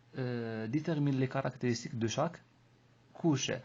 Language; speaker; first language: French; non-native, local second language; Arabic